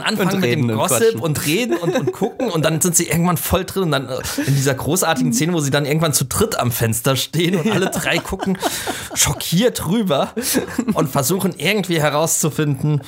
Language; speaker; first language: German; native; German